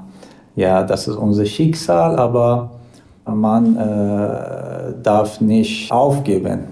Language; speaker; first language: German; non-native, learner; Persian